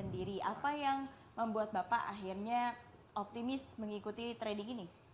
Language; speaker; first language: Indonesian; native; Indonesian